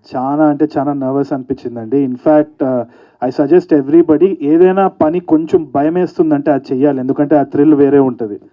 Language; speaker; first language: Telugu; native; Telugu